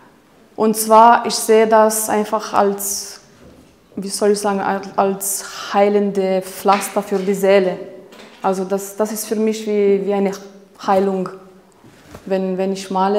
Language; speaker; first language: German; non-native, fluent; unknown